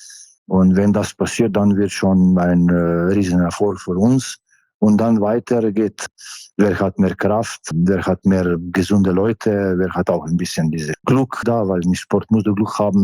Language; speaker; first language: German; non-native, fluent; Slovenian